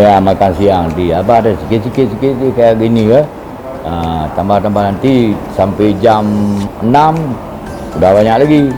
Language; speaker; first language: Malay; non-native, local second language; Achinese